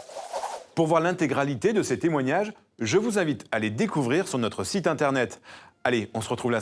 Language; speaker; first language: French; native; French